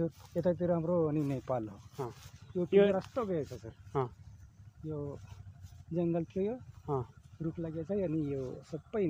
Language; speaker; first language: Nepali; non-native, local second language; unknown